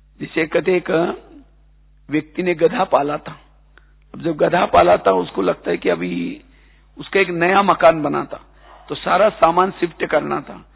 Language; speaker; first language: Hindi; non-native, local second language; Marathi